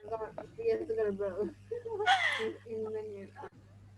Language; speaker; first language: English; non-native, learner; Vietnamese